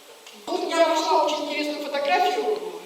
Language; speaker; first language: Russian; native; Russian